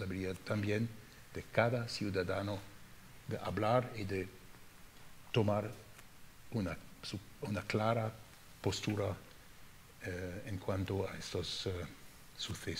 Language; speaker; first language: Spanish; non-native, fluent; German